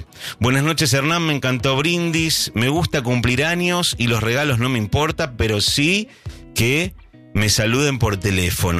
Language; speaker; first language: Spanish; native; Spanish